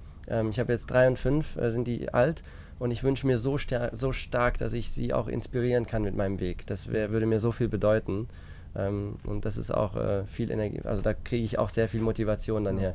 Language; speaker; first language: German; native; German